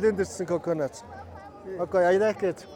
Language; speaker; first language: English; non-native, learner; Mongolian